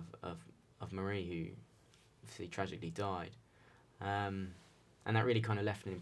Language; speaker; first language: English; native; English